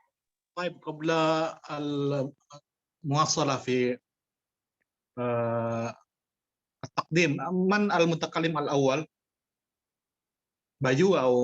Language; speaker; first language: Arabic; non-native, fluent; Indonesian